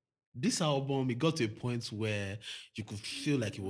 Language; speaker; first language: English; non-native, local second language; Yoruba